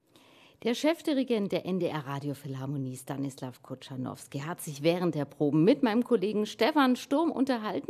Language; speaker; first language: German; native; German